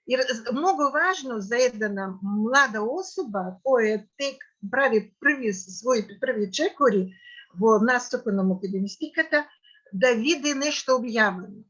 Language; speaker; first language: Macedonian; non-native, fluent; Russian